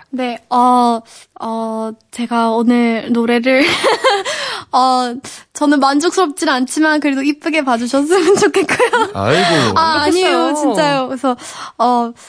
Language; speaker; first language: Korean; early bilingual, heritage; English